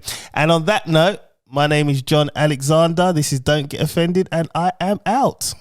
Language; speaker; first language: English; native; English